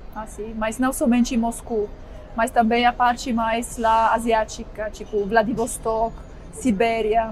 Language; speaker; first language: Portuguese; non-native, fluent; Polish